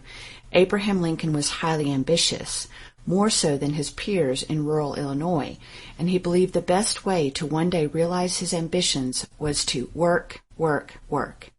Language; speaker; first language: English; native; English